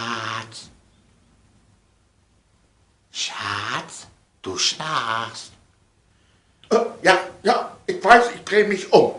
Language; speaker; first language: German; native; German